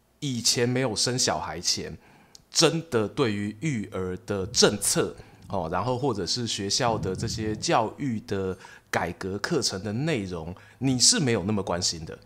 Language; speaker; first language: Chinese; native; Chinese